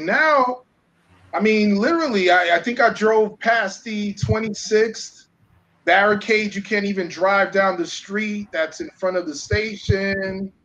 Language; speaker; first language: English; early bilingual, other home language; Spanish